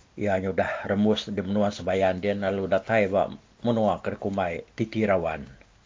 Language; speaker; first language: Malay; native; Malay